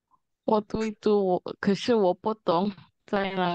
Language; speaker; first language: Chinese; non-native, learner; Indonesian